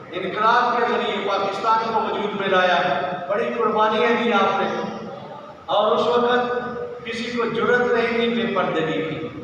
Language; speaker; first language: Urdu; non-native, local second language; Punjabi